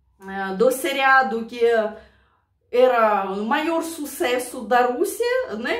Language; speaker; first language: Portuguese; non-native, learner; Russian